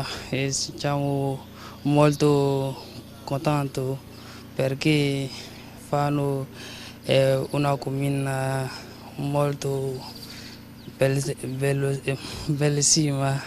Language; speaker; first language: Italian; non-native, learner; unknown